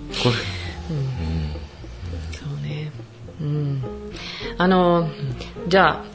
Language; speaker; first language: Japanese; non-native, fluent; English